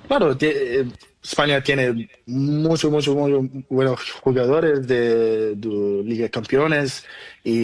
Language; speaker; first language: Spanish; non-native, learner; Portuguese